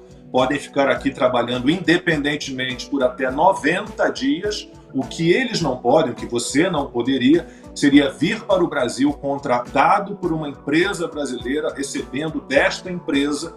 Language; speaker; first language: Portuguese; native; Portuguese